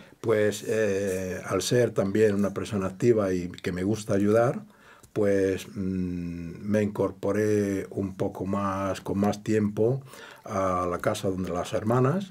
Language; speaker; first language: Spanish; native; Spanish